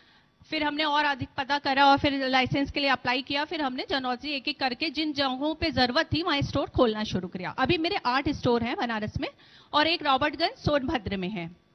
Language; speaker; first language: Hindi; native; Hindi